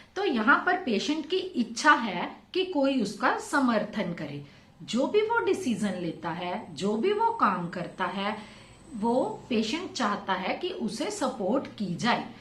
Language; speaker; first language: Hindi; non-native, local second language; Punjabi